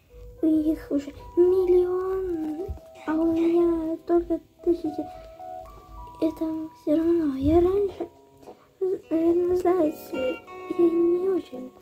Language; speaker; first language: Russian; early bilingual, heritage; Russian